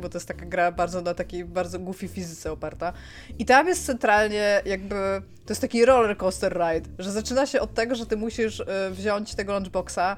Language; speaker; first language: Polish; native; Polish